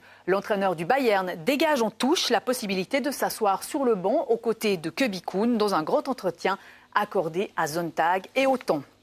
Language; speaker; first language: French; native; French